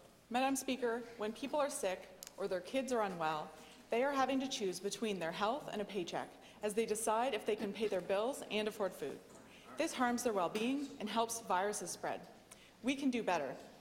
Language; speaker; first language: English; native; English